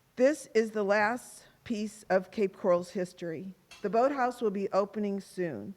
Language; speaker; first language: English; native; English